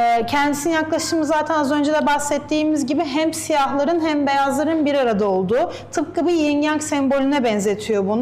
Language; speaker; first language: Turkish; native; Turkish